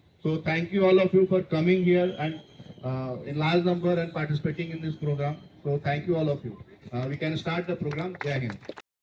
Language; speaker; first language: English; non-native, local second language; Telugu